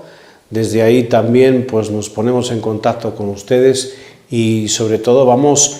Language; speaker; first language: Spanish; native; Spanish